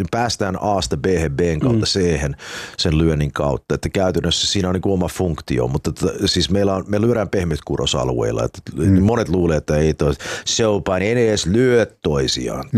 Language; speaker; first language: Finnish; early bilingual, heritage; Finnish